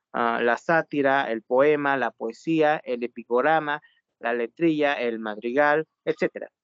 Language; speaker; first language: Spanish; native; Spanish